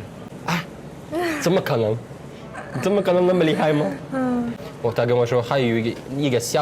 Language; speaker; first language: Chinese; non-native, learner; Arabic